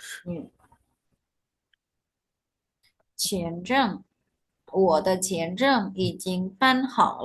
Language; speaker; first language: Chinese; non-native, fluent; Indonesian